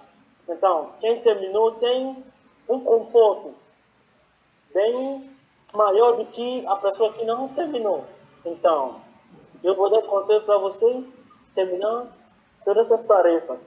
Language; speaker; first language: Portuguese; non-native, fluent; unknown